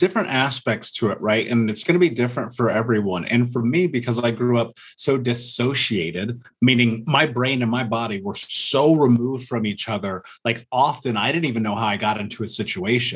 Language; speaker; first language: English; native; English